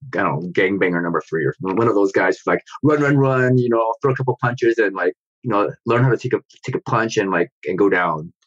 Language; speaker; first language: English; native; English